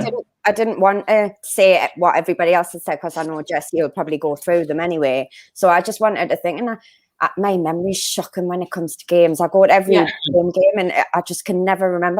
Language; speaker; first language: English; native; English